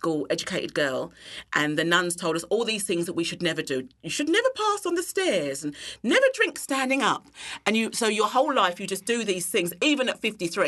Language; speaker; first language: English; native; English